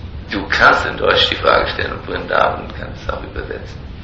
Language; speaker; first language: German; native; German